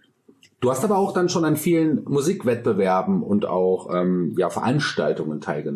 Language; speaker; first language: German; native; German